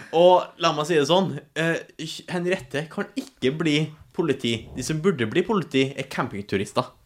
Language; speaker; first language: Norwegian; native; Norwegian